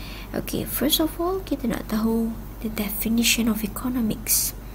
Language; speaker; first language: English; non-native, local second language; Malay